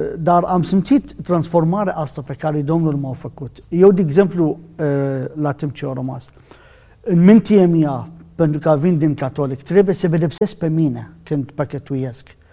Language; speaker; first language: Romanian; non-native, learner; Arabic